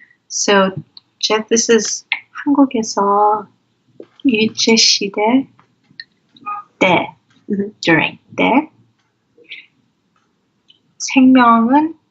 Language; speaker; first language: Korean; early bilingual, heritage; English